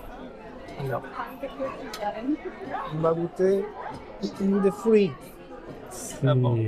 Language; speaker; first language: French; non-native, fluent; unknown